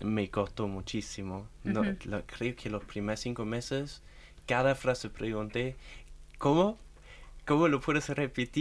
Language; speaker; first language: Spanish; non-native, fluent; German